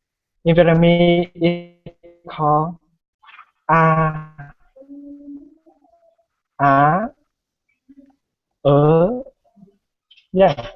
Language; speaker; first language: English; non-native, learner; Vietnamese